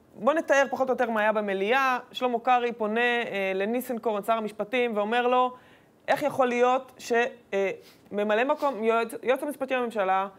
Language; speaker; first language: Hebrew; native; Hebrew